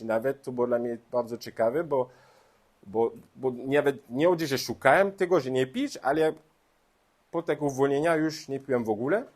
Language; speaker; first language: Polish; non-native, learner; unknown